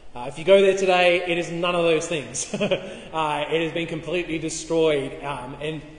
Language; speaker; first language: English; native; English